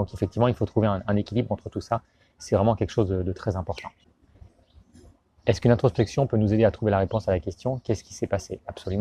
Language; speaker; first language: French; native; French